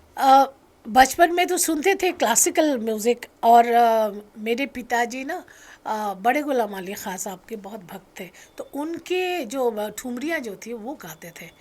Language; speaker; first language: Hindi; native; Hindi